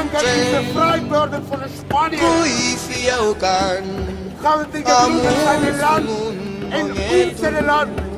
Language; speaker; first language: German; non-native, learner; Spanish